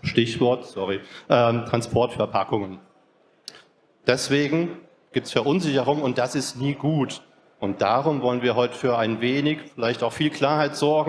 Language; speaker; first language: German; native; German